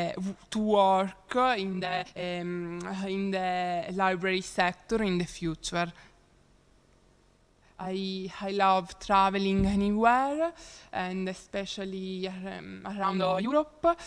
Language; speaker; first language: English; non-native, learner; Italian